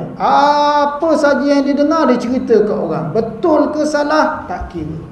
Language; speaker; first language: Malay; native; Malay